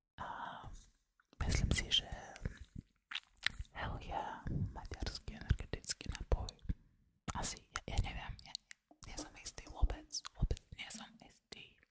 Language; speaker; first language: Slovak; non-native, learner; Russian